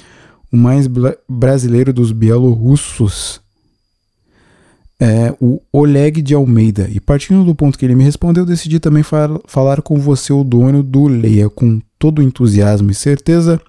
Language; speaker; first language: Portuguese; native; Portuguese